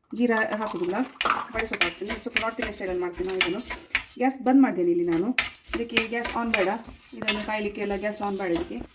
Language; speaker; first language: Kannada; non-native, local second language; Konkani